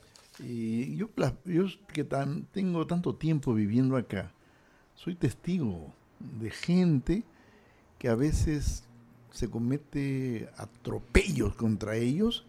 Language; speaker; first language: Spanish; native; Spanish